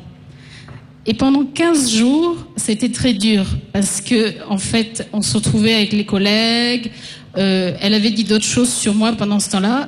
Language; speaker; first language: French; native; French